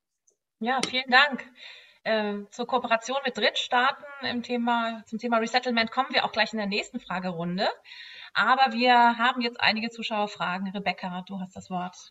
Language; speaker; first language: German; native; German